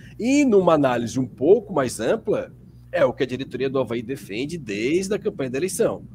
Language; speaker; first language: Portuguese; native; Portuguese